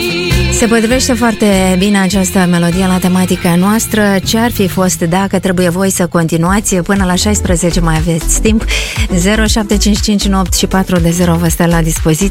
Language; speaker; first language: Romanian; native; Romanian